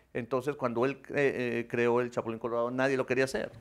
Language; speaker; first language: Spanish; native; Spanish